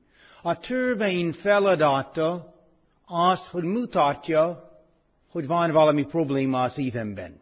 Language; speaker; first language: Hungarian; non-native, fluent; English